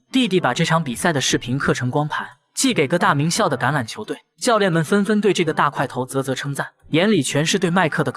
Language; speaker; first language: Chinese; native; Chinese